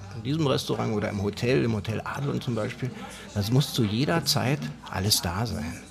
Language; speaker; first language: German; native; German